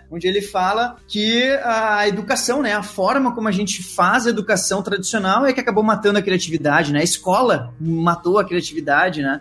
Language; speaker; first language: Portuguese; native; Portuguese